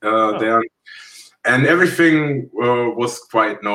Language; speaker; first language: English; non-native, fluent; German